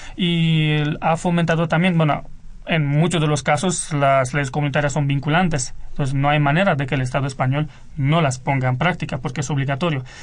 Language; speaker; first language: Spanish; non-native, fluent; Romanian